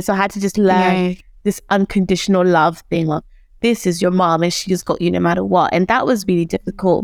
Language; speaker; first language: English; early bilingual, other home language; Shona